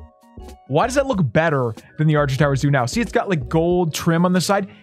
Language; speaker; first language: English; native; English